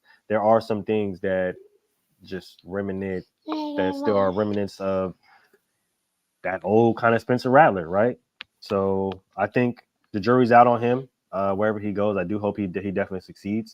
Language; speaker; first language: English; native; English